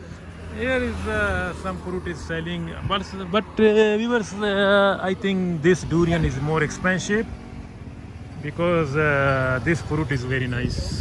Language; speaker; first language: English; non-native, learner; Urdu